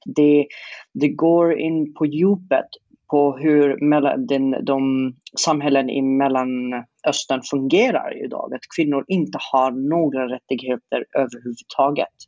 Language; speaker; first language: Swedish; non-native, fluent; Arabic